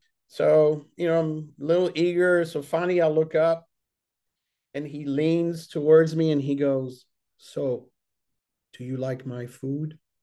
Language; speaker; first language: English; early bilingual, other home language; French